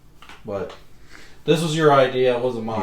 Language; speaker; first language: English; native; English